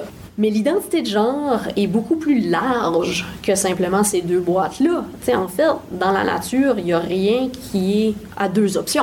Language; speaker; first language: French; native; French